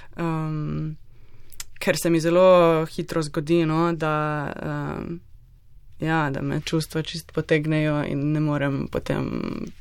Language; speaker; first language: Slovenian; native; Slovenian